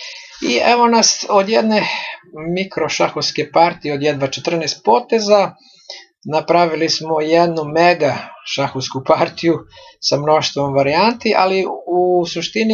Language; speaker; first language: Serbian; native; Serbian